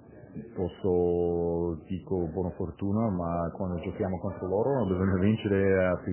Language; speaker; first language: Italian; non-native, learner; English